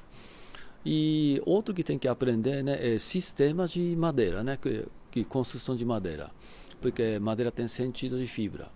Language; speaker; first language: Portuguese; non-native, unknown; Japanese